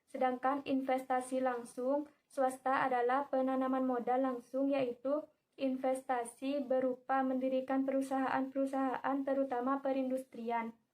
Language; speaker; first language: Indonesian; native; Indonesian